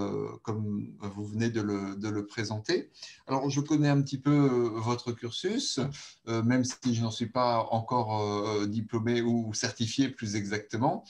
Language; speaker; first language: French; native; French